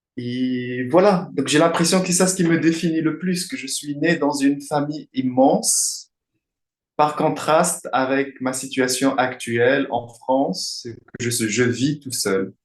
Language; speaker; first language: French; non-native, local second language; Arabic